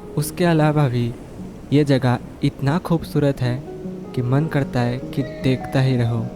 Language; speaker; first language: Hindi; non-native, local second language; Bangla